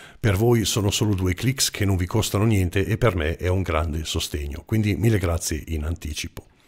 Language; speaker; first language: Italian; non-native, fluent; German